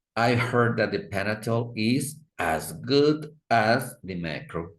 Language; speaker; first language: English; non-native, fluent; Spanish